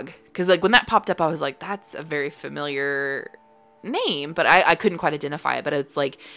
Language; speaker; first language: English; native; English